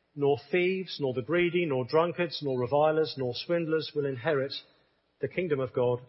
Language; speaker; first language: English; native; English